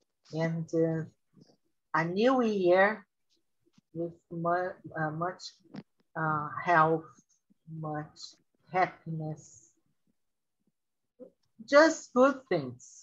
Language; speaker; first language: English; non-native, learner; Portuguese